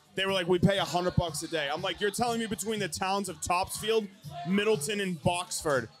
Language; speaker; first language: English; native; English